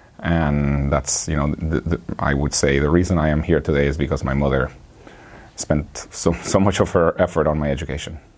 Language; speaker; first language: English; non-native, fluent; Spanish